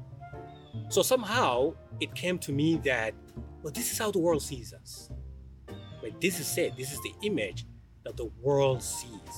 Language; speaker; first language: English; non-native, fluent; Somali